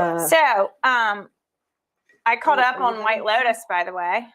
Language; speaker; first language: English; native; English